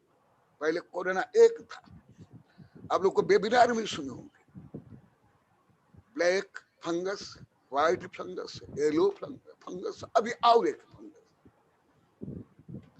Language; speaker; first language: Hindi; native; Hindi